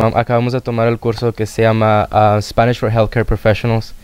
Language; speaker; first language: Spanish; early bilingual, heritage; Spanish